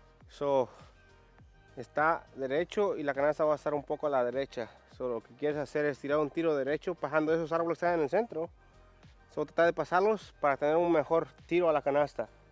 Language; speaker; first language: Spanish; early bilingual, heritage; Spanish